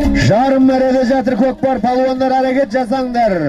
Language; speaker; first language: Kazakh; native; Kazakh